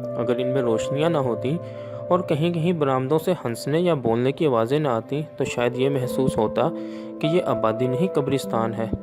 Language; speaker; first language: Urdu; native; Urdu